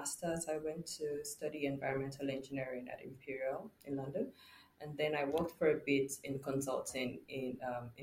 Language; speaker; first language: English; non-native, local second language; Yoruba